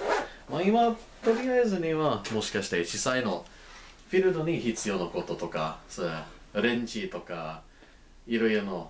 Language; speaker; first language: Japanese; non-native, learner; English